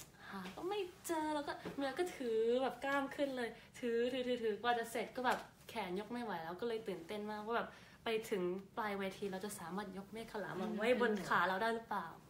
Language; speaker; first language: Thai; early bilingual, heritage; Thai